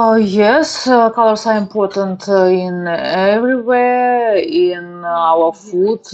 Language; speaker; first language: English; non-native, learner; Russian